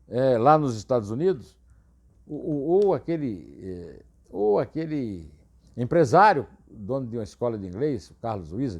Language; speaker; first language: Portuguese; native; Portuguese